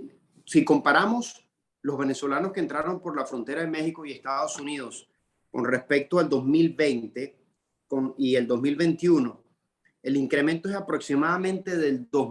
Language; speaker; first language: Spanish; native; Spanish